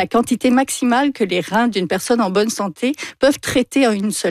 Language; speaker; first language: French; native; French